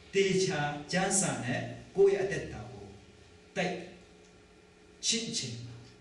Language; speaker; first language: Burmese; non-native, local second language; Hakha Chin